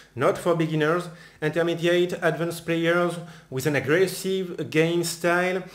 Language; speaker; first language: English; non-native, fluent; French